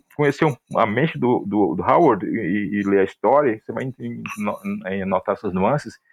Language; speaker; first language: Portuguese; native; Portuguese